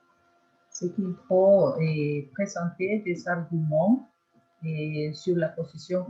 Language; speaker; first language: French; non-native, fluent; Spanish